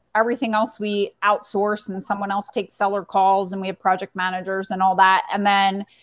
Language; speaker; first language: English; native; English